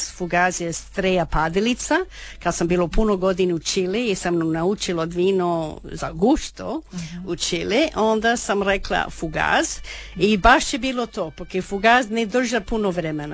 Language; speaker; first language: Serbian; early bilingual, heritage; Croatian